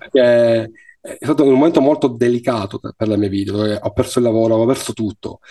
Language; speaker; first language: Italian; native; Italian